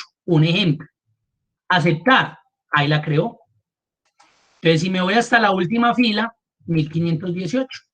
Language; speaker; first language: Spanish; native; Spanish